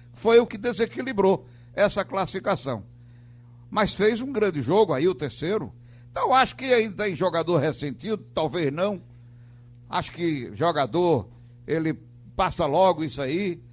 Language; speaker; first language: Portuguese; native; Portuguese